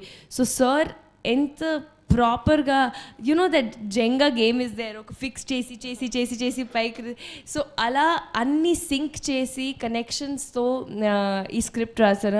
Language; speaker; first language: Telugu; non-native, fluent; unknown